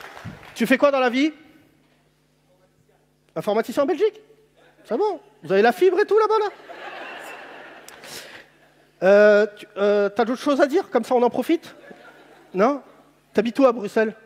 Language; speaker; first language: French; native; French